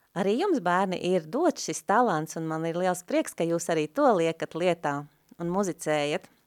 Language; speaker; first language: Latvian; native; Latvian